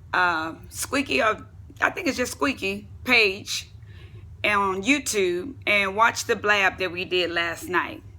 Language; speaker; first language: English; native; English